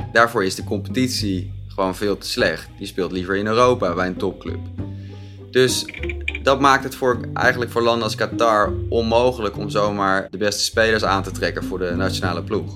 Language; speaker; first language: Dutch; native; Dutch